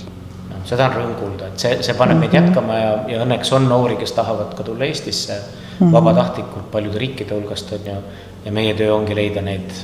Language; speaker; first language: Estonian; native; Estonian